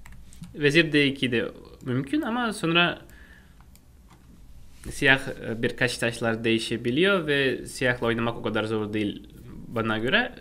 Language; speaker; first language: Turkish; non-native, fluent; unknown